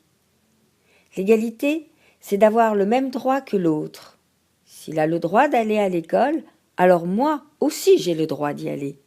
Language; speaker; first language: French; non-native, learner; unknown